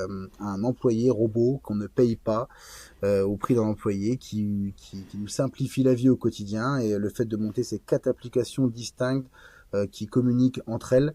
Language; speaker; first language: French; native; French